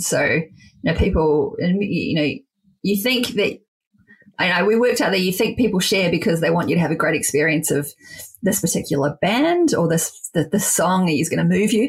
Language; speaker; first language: English; native; English